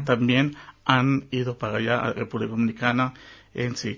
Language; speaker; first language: Spanish; early bilingual, heritage; Spanish